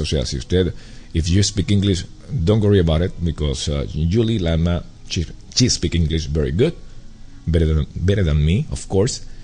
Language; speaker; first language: English; non-native, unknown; Spanish